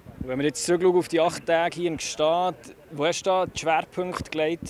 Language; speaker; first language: German; native; German